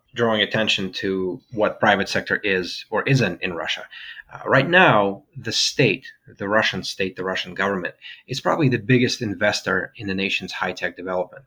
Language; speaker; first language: English; non-native, fluent; Russian